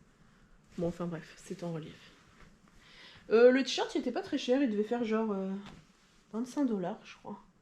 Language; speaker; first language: French; native; French